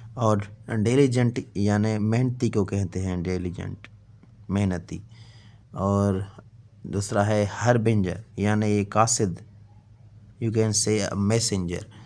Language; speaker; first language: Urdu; non-native, local second language; Sindhi